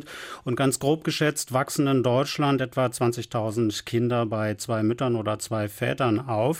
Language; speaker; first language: German; native; German